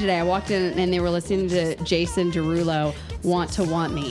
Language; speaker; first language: English; native; English